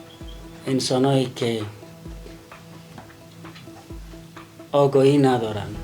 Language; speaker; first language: Persian; native; Persian